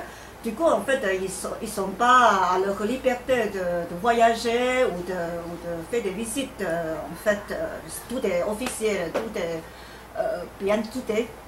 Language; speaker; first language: French; non-native, fluent; Chinese